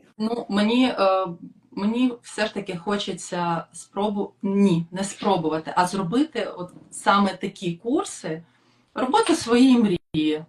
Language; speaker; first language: Ukrainian; non-native, local second language; Russian